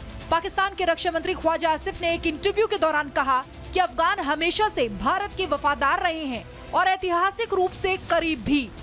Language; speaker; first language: Hindi; native; Hindi